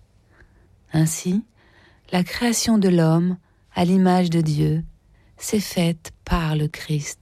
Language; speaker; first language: French; native; French